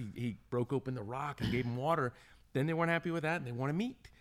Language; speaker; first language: English; native; English